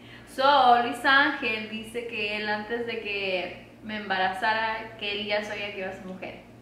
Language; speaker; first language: Spanish; early bilingual, heritage; Spanish